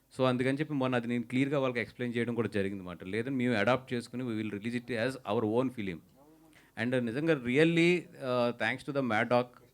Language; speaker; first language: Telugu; native; Telugu